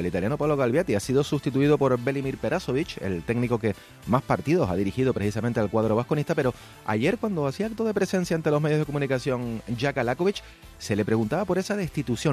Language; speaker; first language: Spanish; native; Spanish